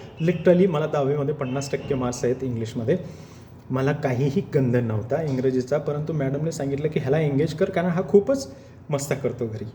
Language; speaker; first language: Marathi; native; Marathi